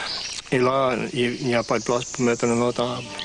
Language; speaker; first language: French; non-native, local second language; English